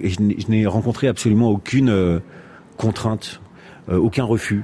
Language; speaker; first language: French; native; French